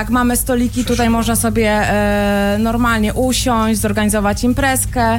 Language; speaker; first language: Polish; native; Polish